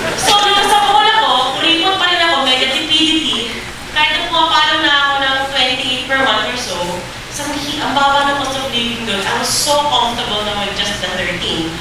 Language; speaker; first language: Filipino; native; Filipino